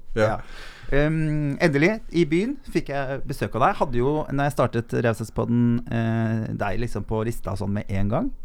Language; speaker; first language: Norwegian; native; Norwegian